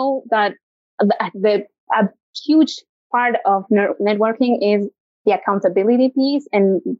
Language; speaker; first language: English; non-native, fluent; Spanish